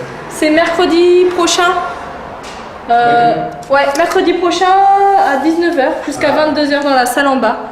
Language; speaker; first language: French; native; French